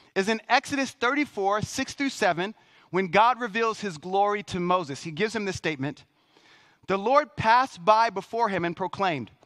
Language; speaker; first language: English; native; English